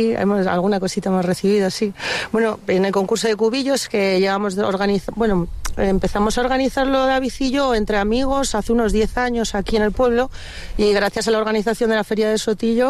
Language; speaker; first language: Spanish; native; Spanish